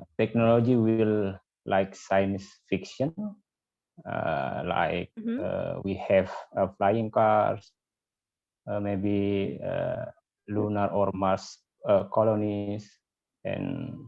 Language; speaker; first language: English; non-native, learner; Indonesian